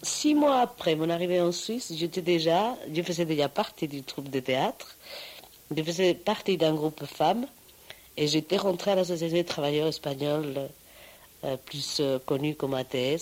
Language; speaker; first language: French; non-native, fluent; Spanish